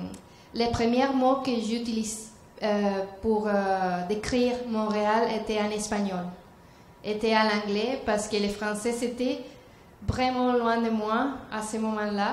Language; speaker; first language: French; non-native, learner; Spanish